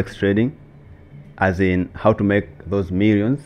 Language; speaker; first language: English; non-native, local second language; Swahili